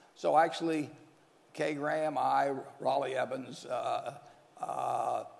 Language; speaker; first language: English; native; English